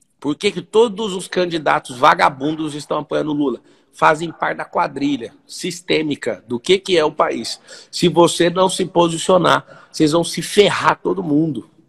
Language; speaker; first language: Portuguese; native; Portuguese